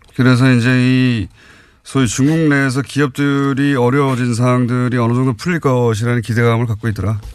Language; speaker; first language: Korean; native; Korean